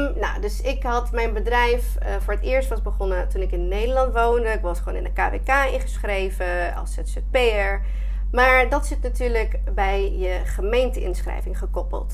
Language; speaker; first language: Dutch; non-native, fluent; English